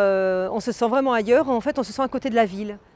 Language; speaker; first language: French; native; French